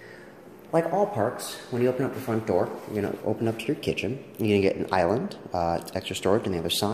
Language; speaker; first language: English; native; English